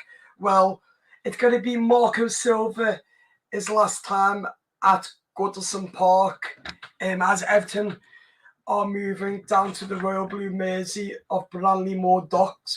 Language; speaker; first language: English; native; English